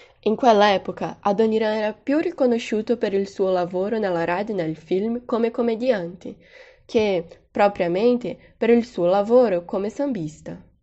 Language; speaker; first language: Italian; non-native, learner; Portuguese